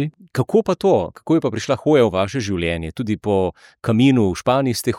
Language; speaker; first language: Slovenian; native; Slovenian